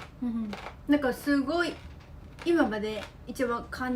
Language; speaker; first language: Japanese; non-native, fluent; Vietnamese